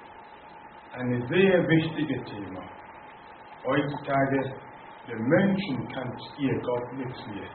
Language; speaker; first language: German; non-native, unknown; Akan